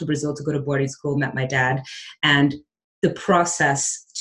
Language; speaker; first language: English; early bilingual, other home language; Portuguese